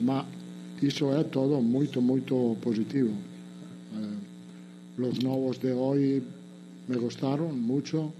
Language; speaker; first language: Spanish; non-native, fluent; Italian